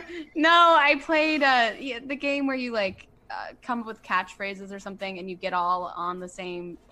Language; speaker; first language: English; native; English